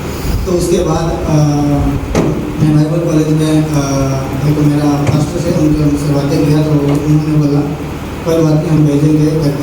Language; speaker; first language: Hindi; non-native, local second language; Gujarati